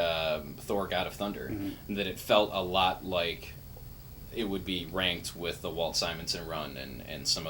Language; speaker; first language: English; native; English